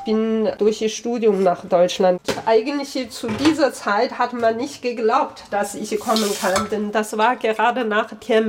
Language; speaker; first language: German; non-native, fluent; Chinese